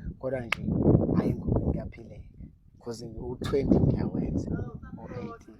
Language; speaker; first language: Zulu; native; Zulu